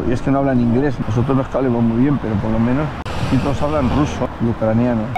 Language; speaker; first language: Spanish; native; Spanish